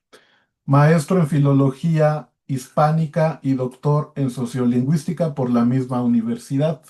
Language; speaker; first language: Spanish; native; Spanish